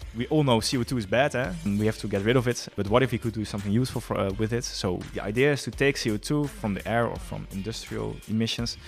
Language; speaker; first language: English; non-native, fluent; Dutch